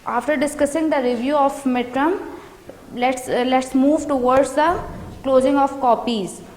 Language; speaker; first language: English; non-native, local second language; Urdu